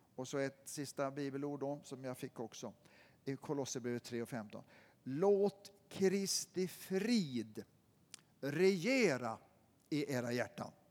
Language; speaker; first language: Swedish; native; Swedish